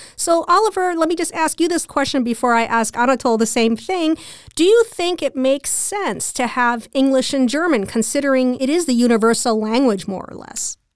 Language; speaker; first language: English; native; English